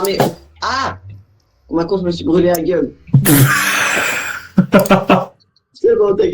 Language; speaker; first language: French; native; French